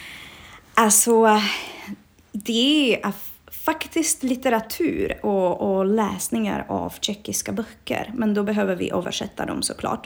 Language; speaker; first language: Swedish; non-native, fluent; Czech